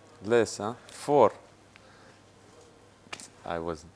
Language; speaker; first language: English; non-native, fluent; Russian